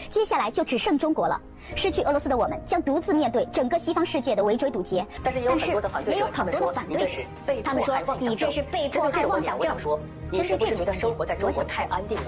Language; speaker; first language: Chinese; native; Chinese